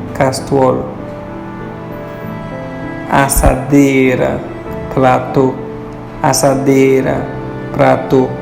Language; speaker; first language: Portuguese; non-native, fluent; Haitian Creole